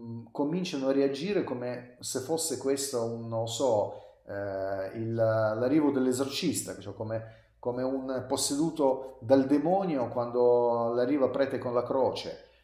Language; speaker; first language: Italian; non-native, fluent; Russian